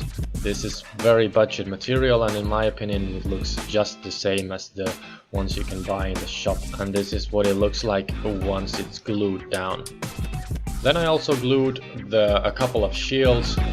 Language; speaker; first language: English; non-native, fluent; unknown